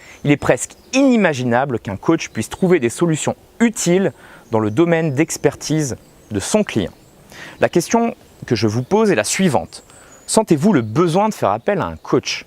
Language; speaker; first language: French; native; French